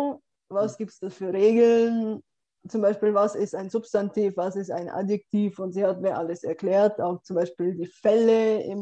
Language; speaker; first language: German; non-native, fluent; Bulgarian